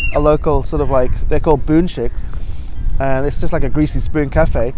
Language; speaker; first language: English; native; English